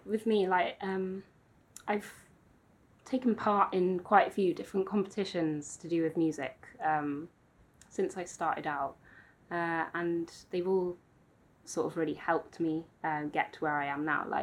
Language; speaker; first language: English; native; English